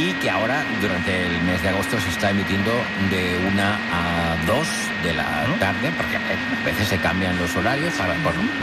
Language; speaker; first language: Spanish; native; Spanish